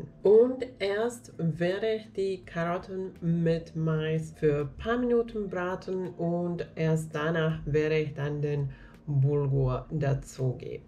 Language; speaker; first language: German; non-native, fluent; Finnish